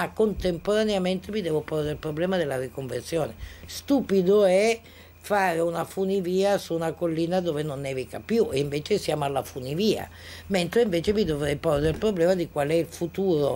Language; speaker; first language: Italian; native; Italian